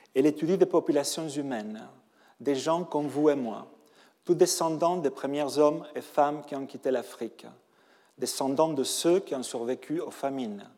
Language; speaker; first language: French; non-native, fluent; Spanish